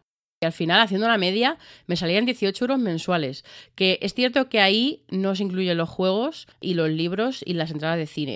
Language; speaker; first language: Spanish; native; Spanish